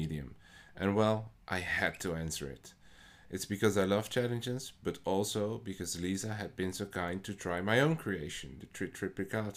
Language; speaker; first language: English; non-native, fluent; Dutch